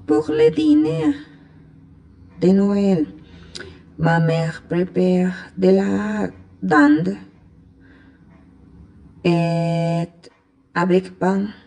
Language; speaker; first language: French; non-native, learner; Spanish